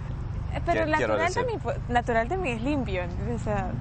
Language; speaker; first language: Spanish; native; Spanish